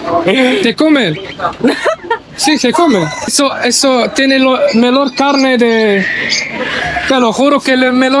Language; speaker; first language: Spanish; non-native, learner; Arabic